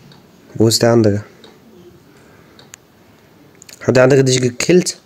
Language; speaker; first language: German; native; German